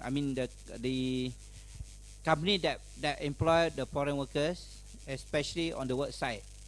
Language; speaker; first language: English; non-native, local second language; Malay